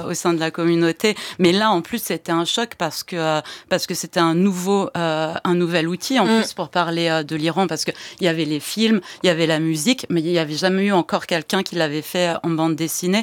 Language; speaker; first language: French; early bilingual, other home language; Persian